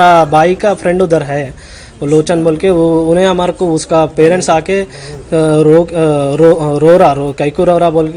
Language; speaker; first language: Hindi; non-native, local second language; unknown